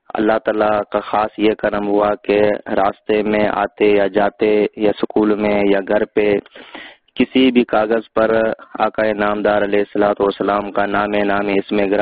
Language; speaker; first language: Urdu; non-native, local second language; Sindhi